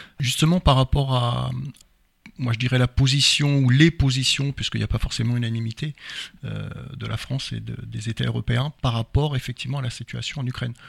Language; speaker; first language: French; native; French